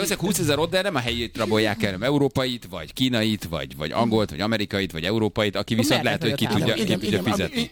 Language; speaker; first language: Hungarian; native; Hungarian